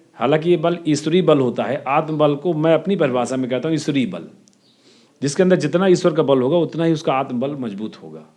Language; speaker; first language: Hindi; native; Hindi